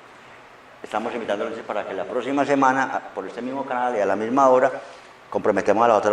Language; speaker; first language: Spanish; native; Spanish